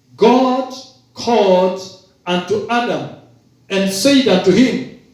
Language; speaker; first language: English; non-native, local second language; Swahili